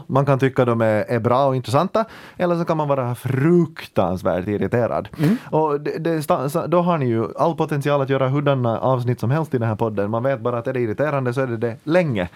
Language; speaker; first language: Swedish; native; Swedish